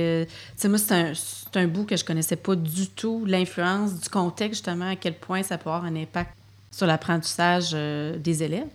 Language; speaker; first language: French; native; French